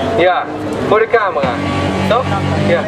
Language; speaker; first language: Dutch; native; Dutch